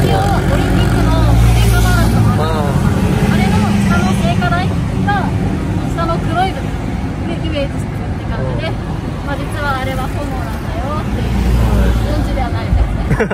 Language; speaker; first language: Japanese; native; Japanese